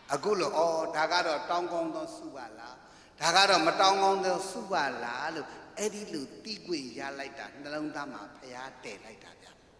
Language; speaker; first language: Burmese; native; Burmese